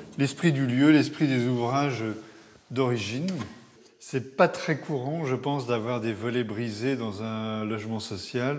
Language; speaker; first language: French; native; French